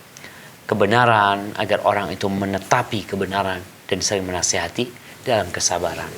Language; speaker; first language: Malay; native; Malay